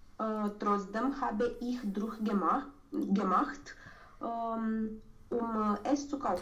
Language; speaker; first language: German; non-native, learner; Romanian